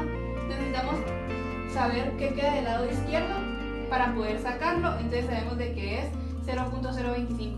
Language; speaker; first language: Spanish; native; Spanish